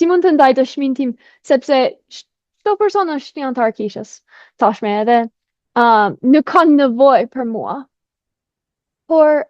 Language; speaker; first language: Albanian; non-native, fluent; English